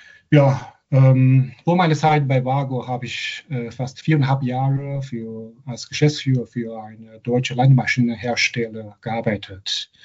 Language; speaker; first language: German; non-native, fluent; Chinese